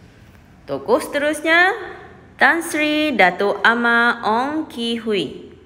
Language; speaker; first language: Malay; native; Malay